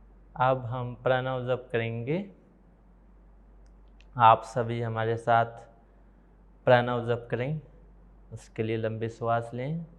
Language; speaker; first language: Hindi; native; Hindi